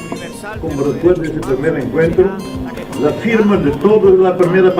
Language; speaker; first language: Spanish; non-native, fluent; Dutch